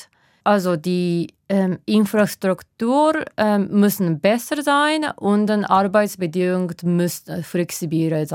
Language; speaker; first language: German; non-native, fluent; Japanese